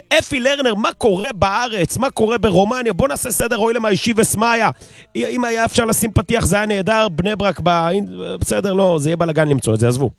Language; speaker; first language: Hebrew; native; Hebrew